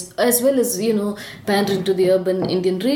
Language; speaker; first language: English; non-native, local second language; Tamil